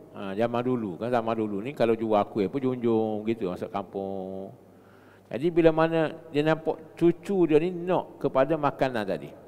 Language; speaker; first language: Malay; native; Malay